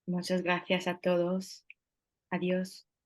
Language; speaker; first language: Spanish; non-native, fluent; French